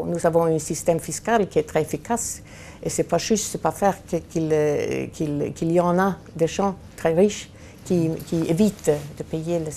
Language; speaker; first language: French; non-native, fluent; Swedish